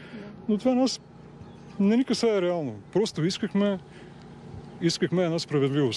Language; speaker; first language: Bulgarian; native; Bulgarian